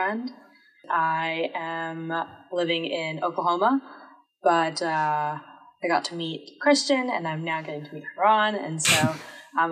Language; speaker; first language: English; native; English